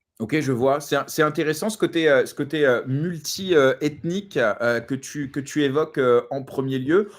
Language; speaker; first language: French; native; French